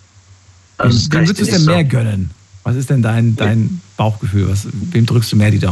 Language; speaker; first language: German; native; German